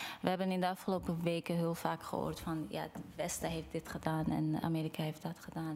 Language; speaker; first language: Dutch; non-native, fluent; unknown